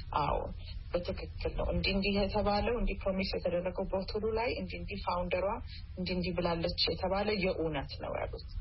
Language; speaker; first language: Amharic; native; Amharic